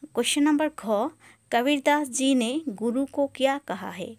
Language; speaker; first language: Hindi; non-native, local second language; Assamese